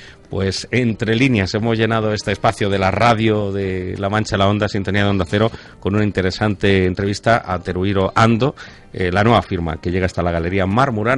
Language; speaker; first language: Spanish; native; Spanish